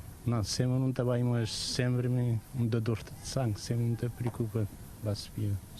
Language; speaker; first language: Portuguese; non-native, learner; Kabuverdianu